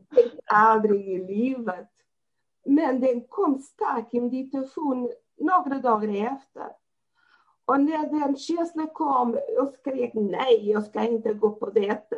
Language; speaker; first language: Swedish; non-native, fluent; Portuguese